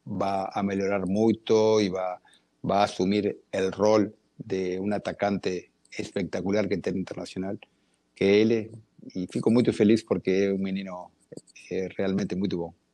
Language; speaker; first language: Portuguese; non-native, learner; Spanish